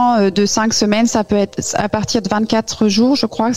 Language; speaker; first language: French; native; French